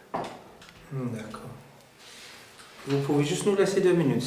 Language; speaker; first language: French; non-native, fluent; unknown